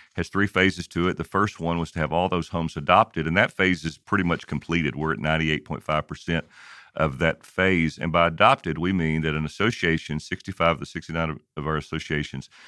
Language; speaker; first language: English; native; English